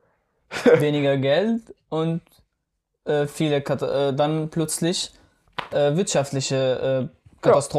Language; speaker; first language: German; non-native, fluent; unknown